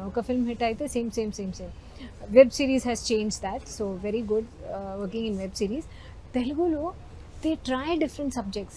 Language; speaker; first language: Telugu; non-native, learner; Hindi